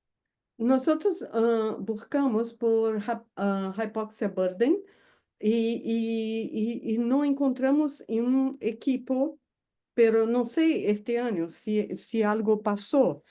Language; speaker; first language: Spanish; non-native, fluent; Portuguese